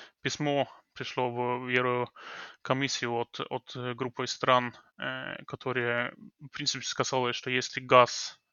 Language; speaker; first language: Russian; non-native, fluent; Norwegian